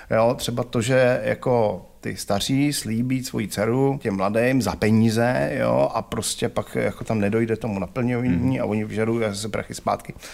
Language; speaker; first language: Czech; native; Czech